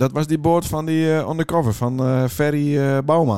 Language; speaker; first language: Dutch; native; Dutch